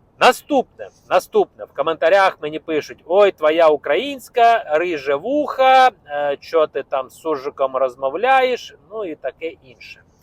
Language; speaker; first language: Ukrainian; non-native, local second language; Russian